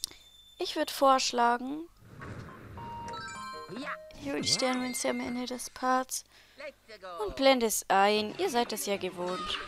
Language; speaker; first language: German; native; German